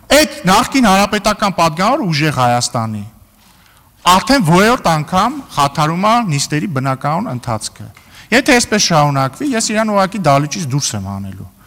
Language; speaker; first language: Armenian; native; Armenian